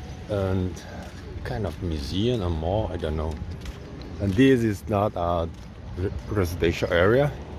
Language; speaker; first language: English; non-native, fluent; Portuguese